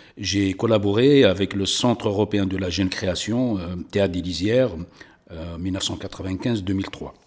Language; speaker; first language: French; non-native, local second language; Kabyle